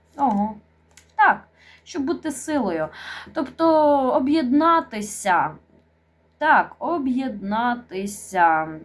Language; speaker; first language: Ukrainian; non-native, local second language; Russian